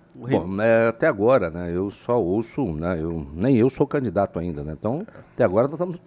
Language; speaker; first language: Portuguese; native; Portuguese